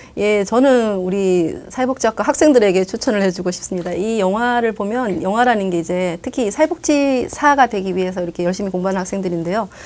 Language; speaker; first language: Korean; native; Korean